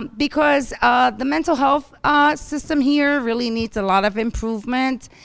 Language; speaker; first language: English; early bilingual, other home language; Spanish